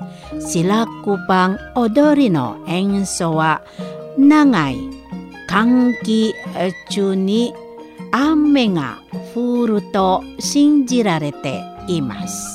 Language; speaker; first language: Japanese; non-native, fluent; Indonesian